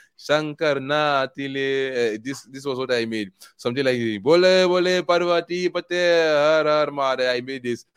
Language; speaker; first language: English; non-native, local second language; Igbo